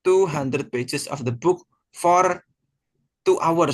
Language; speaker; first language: English; non-native, fluent; Indonesian